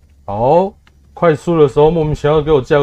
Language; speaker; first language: Chinese; native; Chinese